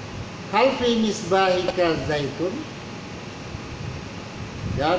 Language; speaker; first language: Arabic; non-native, fluent; Indonesian